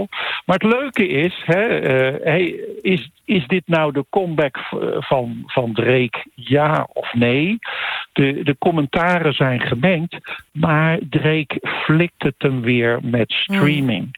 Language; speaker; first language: Dutch; native; Dutch